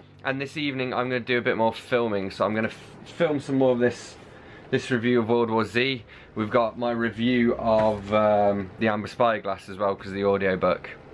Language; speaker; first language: English; native; English